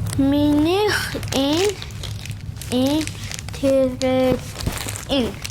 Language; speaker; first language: Mongolian; early bilingual, heritage; Mongolian